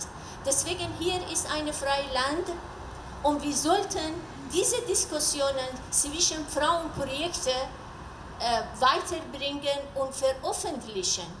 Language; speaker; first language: German; non-native, learner; Persian